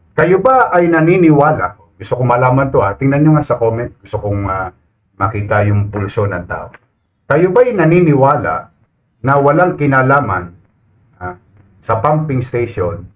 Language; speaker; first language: Filipino; native; Filipino